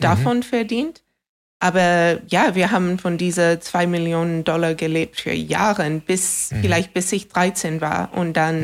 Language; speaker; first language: German; non-native, fluent; English